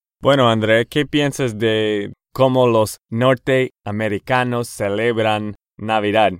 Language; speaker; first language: Spanish; non-native, learner; English